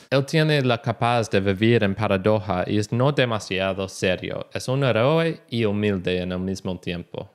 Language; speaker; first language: Spanish; non-native, learner; English